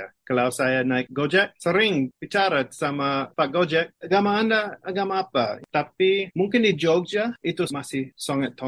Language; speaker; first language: Indonesian; non-native, fluent; English